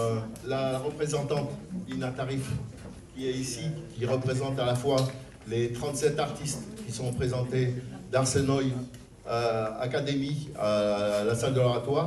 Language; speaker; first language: French; native; French